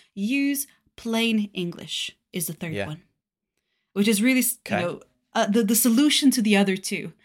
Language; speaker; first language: English; non-native, fluent; Bulgarian